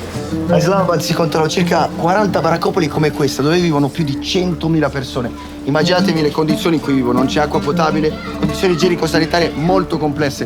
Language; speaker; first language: Italian; native; Italian